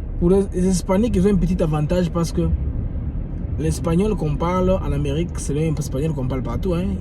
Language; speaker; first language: French; non-native, local second language; Lingala